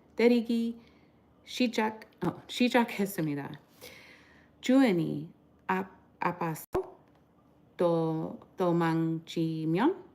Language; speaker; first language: Korean; non-native, learner; English